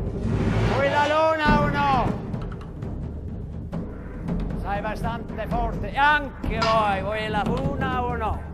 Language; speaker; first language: Italian; non-native, learner; English